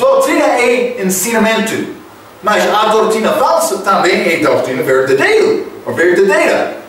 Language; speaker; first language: Portuguese; non-native, fluent; English